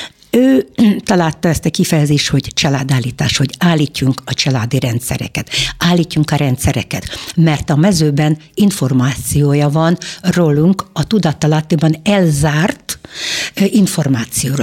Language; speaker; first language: Hungarian; non-native, fluent; Russian